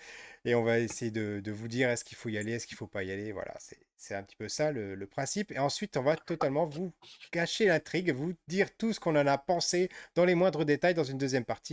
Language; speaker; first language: French; native; French